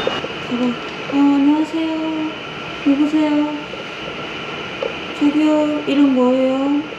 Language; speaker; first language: Korean; non-native, learner; Thai